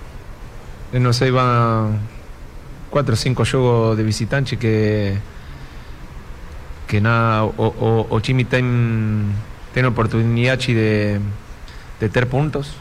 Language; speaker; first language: Portuguese; non-native, fluent; Spanish